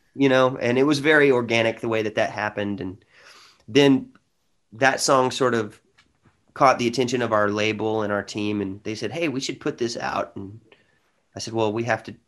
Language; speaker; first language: English; native; English